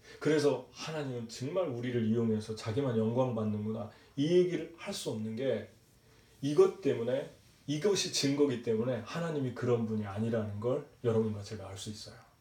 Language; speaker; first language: Korean; native; Korean